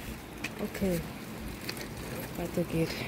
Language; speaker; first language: German; non-native, learner; Thai